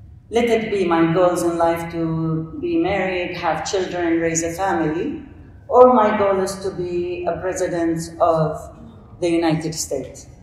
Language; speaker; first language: English; non-native, fluent; Arabic